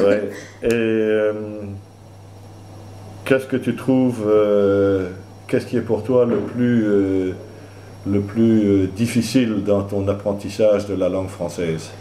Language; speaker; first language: French; non-native, fluent; Dutch